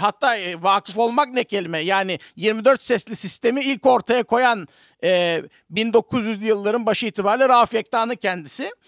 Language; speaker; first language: Turkish; native; Turkish